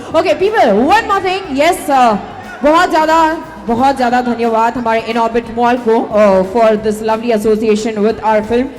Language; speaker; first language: Hindi; native; Hindi